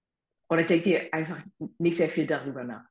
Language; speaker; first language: German; non-native, fluent; English